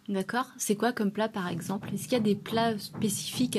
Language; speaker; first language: French; native; French